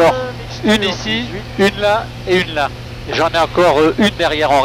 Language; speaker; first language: French; native; French